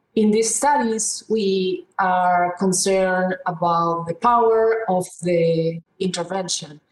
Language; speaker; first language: English; non-native, fluent; Spanish